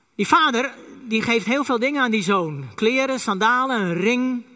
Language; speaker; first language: Dutch; non-native, local second language; Western Frisian